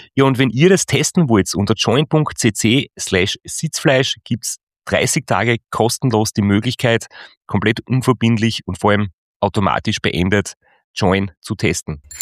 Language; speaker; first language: German; native; German